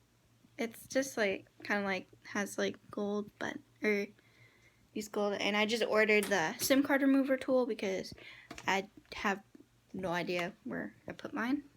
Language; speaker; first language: English; native; English